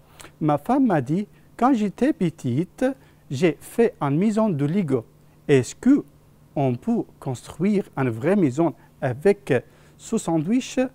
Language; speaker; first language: French; non-native, fluent; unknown